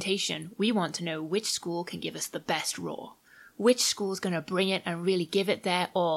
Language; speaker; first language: English; native; English